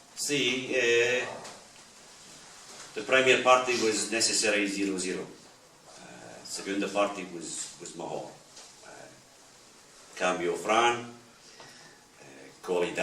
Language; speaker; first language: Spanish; non-native, learner; English